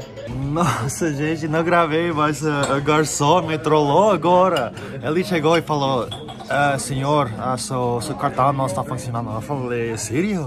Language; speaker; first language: Portuguese; non-native, learner; English